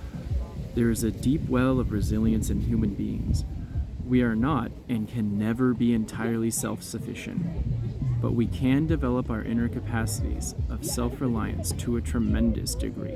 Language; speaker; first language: English; native; English